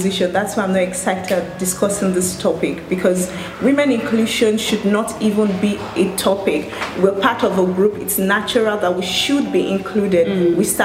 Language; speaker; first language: English; non-native, local second language; Yoruba